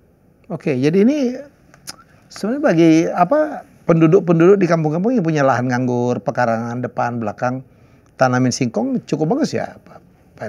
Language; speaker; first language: Indonesian; native; Indonesian